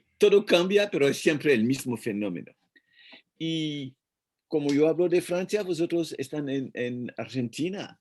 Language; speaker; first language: Spanish; non-native, fluent; French